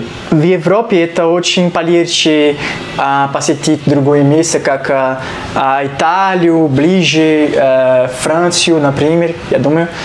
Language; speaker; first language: Russian; non-native, learner; Portuguese